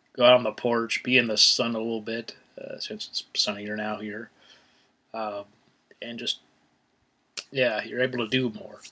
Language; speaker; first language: English; native; English